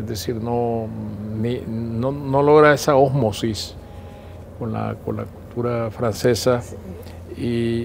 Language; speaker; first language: Spanish; native; Spanish